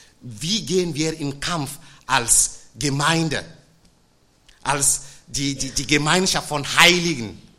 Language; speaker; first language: German; non-native, fluent; French